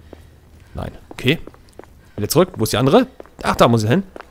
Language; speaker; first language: German; native; German